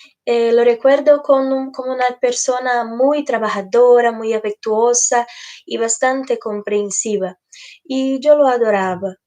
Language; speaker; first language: Spanish; non-native, fluent; Portuguese